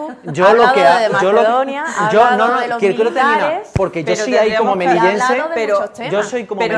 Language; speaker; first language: Spanish; native; Spanish